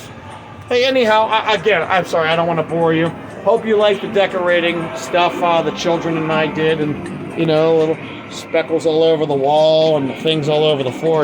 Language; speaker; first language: English; native; English